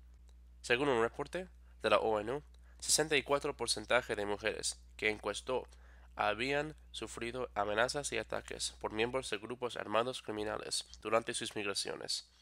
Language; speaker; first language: Spanish; non-native, fluent; English